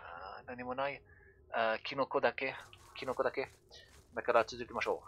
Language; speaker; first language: Japanese; non-native, learner; French